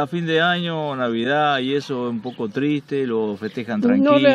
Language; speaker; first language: Spanish; native; Spanish